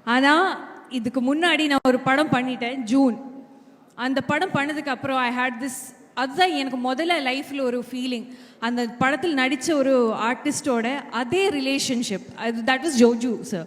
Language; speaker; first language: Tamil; non-native, fluent; Malayalam